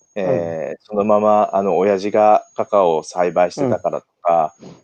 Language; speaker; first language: Japanese; native; Japanese